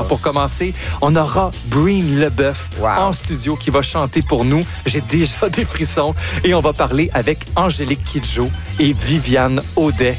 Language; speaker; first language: French; native; French